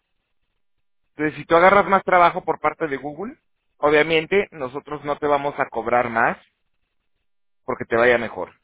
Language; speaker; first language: Spanish; native; Spanish